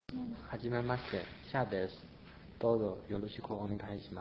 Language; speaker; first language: Japanese; non-native, learner; Chinese